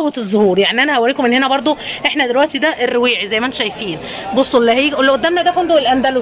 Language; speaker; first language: Arabic; native; Arabic